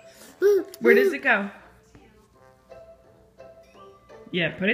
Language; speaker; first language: English; native; English